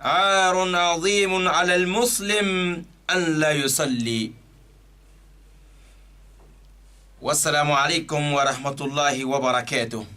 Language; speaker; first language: Arabic; non-native, fluent; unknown